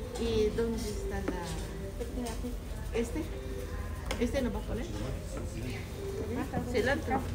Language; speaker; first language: Spanish; non-native, learner; Filipino